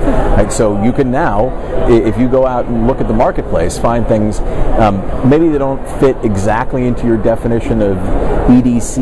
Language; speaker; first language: English; native; English